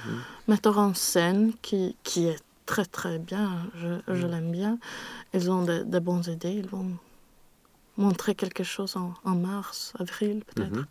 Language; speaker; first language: French; non-native, learner; Swedish